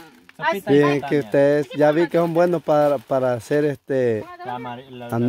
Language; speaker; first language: Spanish; native; Spanish